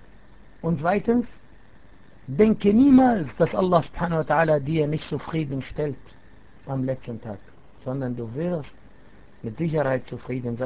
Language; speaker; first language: German; non-native, fluent; Arabic